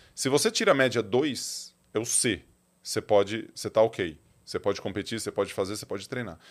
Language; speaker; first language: Portuguese; native; Portuguese